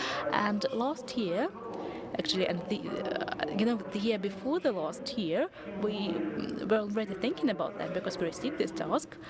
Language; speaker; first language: English; non-native, fluent; Russian